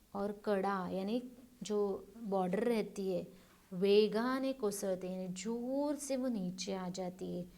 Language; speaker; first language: Hindi; non-native, local second language; Marathi